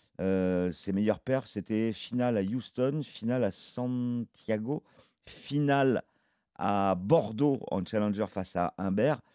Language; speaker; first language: French; native; French